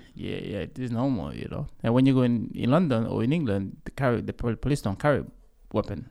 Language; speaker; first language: English; early bilingual, other home language; Lingala